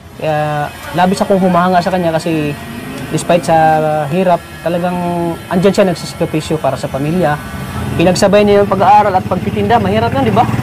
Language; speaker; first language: Filipino; non-native, local second language; Cebuano